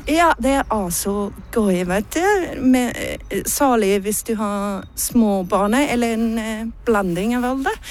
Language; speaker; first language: Norwegian; non-native, learner; English